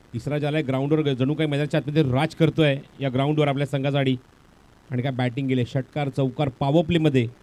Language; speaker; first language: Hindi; non-native, local second language; Marathi